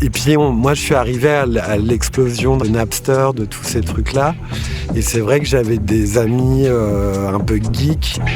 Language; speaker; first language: French; native; French